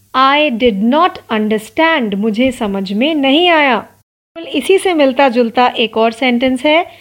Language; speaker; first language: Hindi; non-native, local second language; Marathi